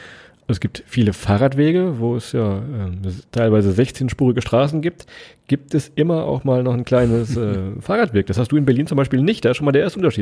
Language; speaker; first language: German; native; German